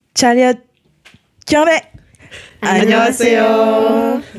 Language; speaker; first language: Korean; non-native, learner; French